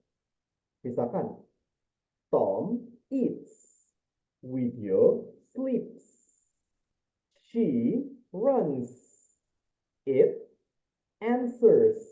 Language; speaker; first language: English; non-native, fluent; Indonesian